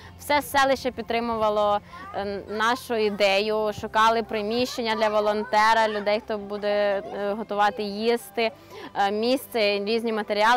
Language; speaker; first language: Ukrainian; native; Ukrainian